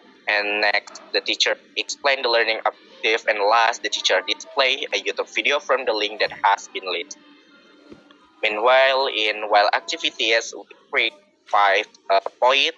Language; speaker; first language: English; non-native, learner; Indonesian